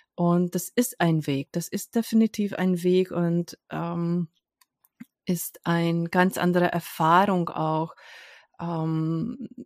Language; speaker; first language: German; non-native, fluent; Hungarian